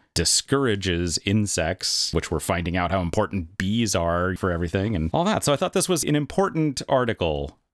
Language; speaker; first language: English; native; English